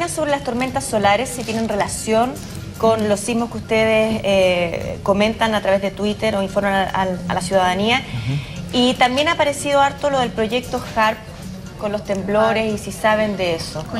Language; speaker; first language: Spanish; native; Spanish